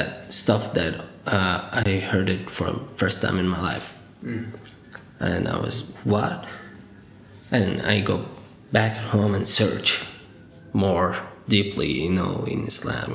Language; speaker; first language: English; non-native, fluent; Arabic